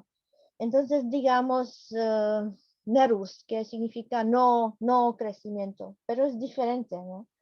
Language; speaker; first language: Spanish; non-native, fluent; Czech